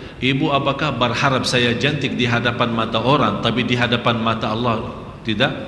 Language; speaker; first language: Malay; non-native, fluent; Arabic